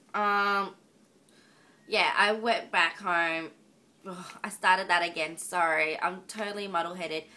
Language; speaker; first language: English; native; English